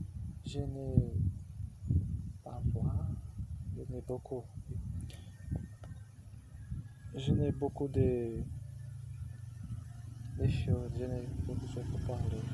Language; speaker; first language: French; non-native, learner; Portuguese